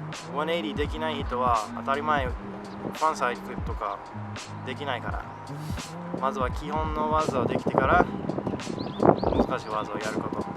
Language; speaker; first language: Japanese; non-native, fluent; English